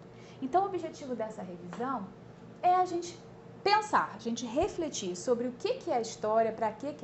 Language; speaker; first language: Portuguese; native; Portuguese